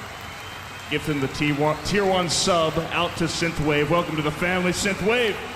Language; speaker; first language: English; native; English